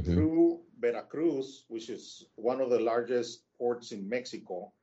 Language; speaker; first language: English; non-native, fluent; Spanish